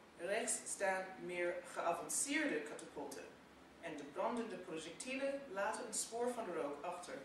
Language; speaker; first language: Dutch; non-native, fluent; English